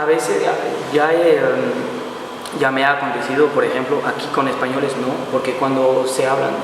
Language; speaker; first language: Spanish; non-native, learner; Portuguese